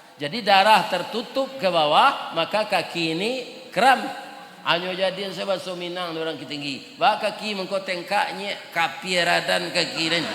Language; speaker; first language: Malay; non-native, local second language; Minangkabau